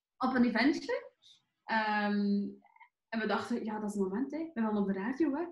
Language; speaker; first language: Dutch; early bilingual, other home language; Arabic